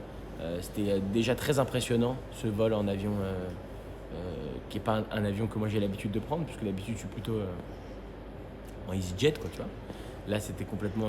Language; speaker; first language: French; native; French